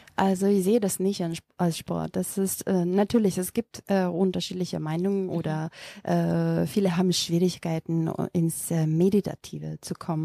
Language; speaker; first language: German; non-native, fluent; Macedonian